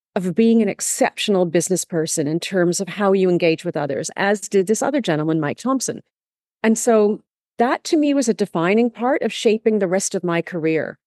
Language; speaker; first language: English; native; English